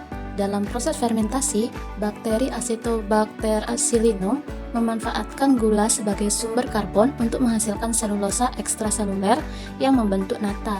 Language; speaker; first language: Indonesian; native; Indonesian